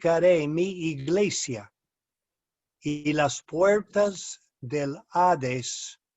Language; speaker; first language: Spanish; non-native, fluent; English